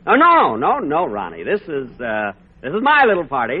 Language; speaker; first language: English; native; English